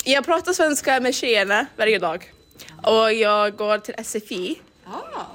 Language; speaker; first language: Swedish; non-native, learner; Icelandic